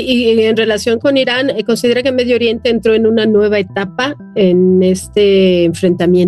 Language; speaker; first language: Spanish; native; Spanish